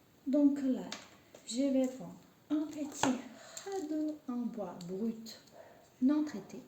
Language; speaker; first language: French; native; French